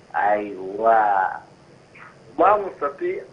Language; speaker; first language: Arabic; non-native, local second language; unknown